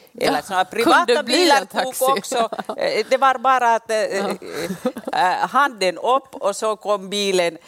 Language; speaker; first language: Swedish; non-native, local second language; Finnish